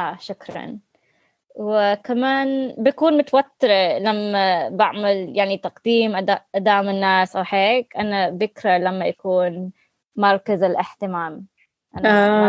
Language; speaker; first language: Arabic; non-native, learner; English